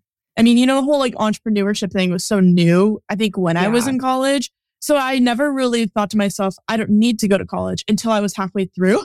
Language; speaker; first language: English; native; English